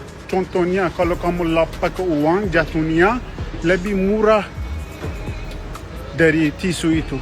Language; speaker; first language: Indonesian; non-native, learner; Persian